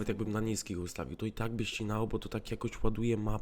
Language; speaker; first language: Polish; native; Polish